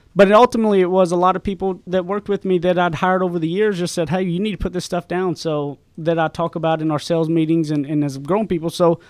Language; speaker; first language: English; native; English